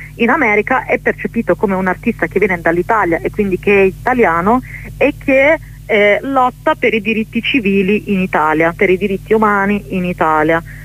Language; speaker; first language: Italian; early bilingual, other home language; Arabic